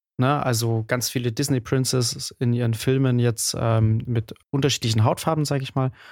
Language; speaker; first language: German; native; German